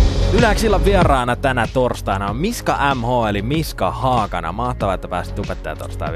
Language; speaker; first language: Finnish; native; Finnish